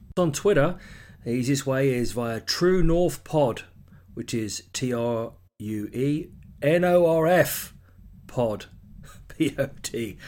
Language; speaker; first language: English; native; English